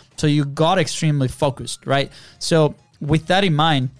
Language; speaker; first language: English; non-native, fluent; Spanish